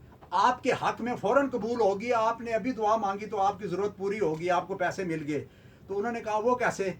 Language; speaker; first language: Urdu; non-native, local second language; Punjabi